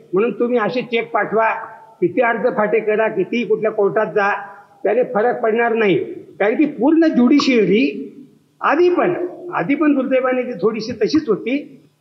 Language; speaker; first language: Marathi; native; Marathi